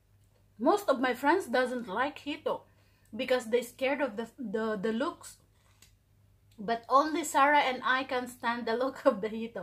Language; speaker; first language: English; non-native, local second language; Filipino